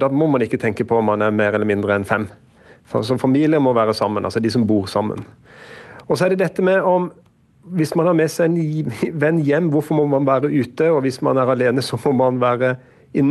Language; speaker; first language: Norwegian; native; Norwegian